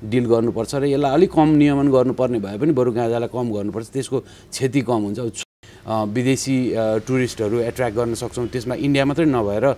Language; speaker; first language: Nepali; native; Nepali